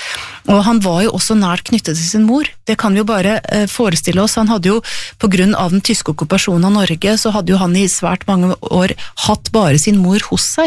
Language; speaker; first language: Norwegian; native; Norwegian